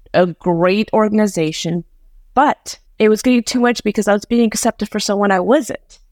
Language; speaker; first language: English; early bilingual, other home language; Persian